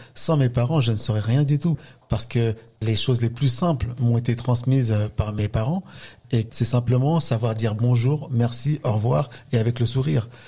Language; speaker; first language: French; native; French